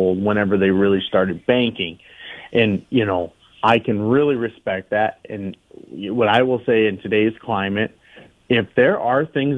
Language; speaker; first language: English; native; English